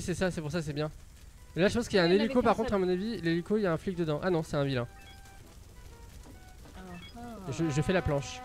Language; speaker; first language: French; native; French